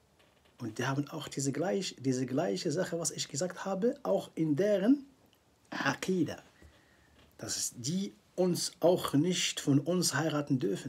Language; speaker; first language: German; non-native, fluent; Arabic